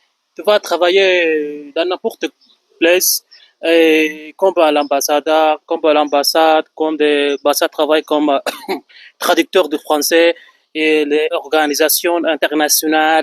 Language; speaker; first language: French; non-native, fluent; Arabic